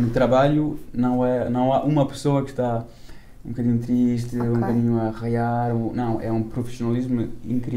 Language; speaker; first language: Portuguese; early bilingual, heritage; French